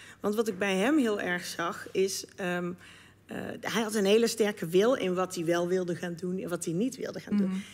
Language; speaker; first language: Dutch; native; Dutch